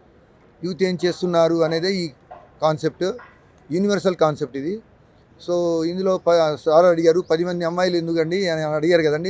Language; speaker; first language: Telugu; native; Telugu